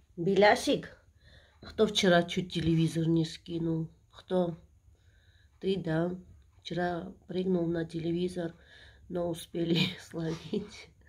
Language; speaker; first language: Russian; native; Russian